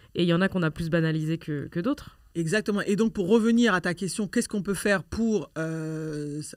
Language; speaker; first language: French; native; French